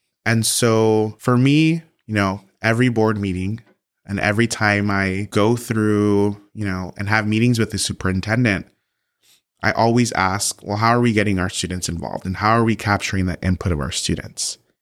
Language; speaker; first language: English; early bilingual, other home language; Spanish